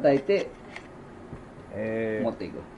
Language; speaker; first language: Japanese; native; Japanese